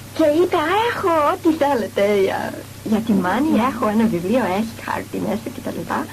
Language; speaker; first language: Greek; non-native, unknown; English